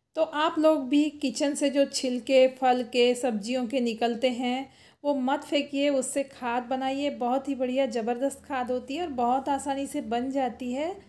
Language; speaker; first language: Hindi; native; Hindi